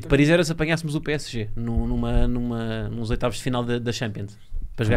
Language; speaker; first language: Portuguese; native; Portuguese